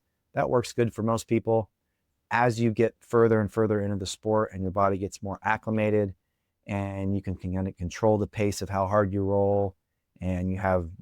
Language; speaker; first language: English; native; English